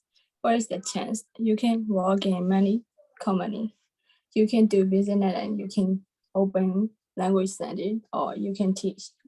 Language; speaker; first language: English; non-native, learner; Burmese